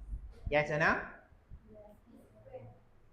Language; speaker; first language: English; non-native, learner; Lao